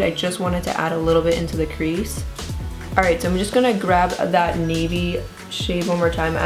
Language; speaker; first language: English; native; English